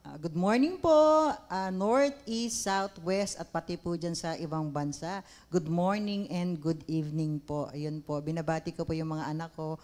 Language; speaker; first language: Filipino; native; Filipino